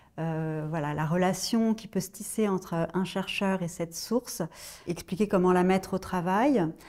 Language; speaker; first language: French; native; French